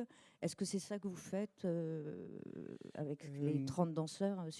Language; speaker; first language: French; native; French